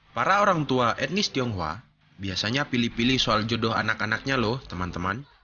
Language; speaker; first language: Indonesian; native; Indonesian